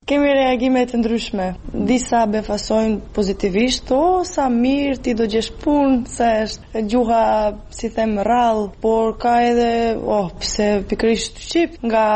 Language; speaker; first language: Albanian; non-native, fluent; Serbian